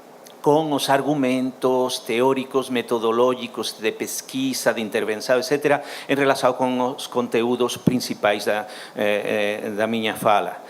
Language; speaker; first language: Portuguese; non-native, learner; Spanish